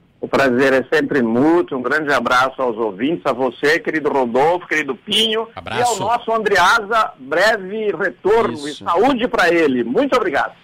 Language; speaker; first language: Portuguese; native; Portuguese